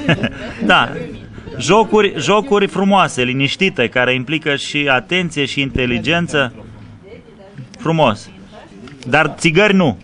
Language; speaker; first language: Romanian; native; Romanian